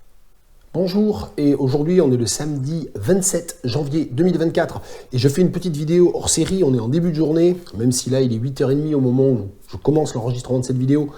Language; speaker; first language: French; native; French